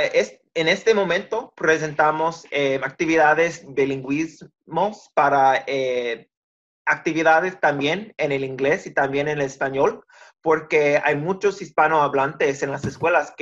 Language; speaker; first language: Spanish; early bilingual, heritage; Spanish